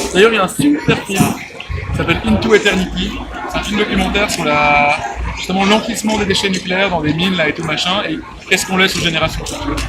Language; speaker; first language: French; native; French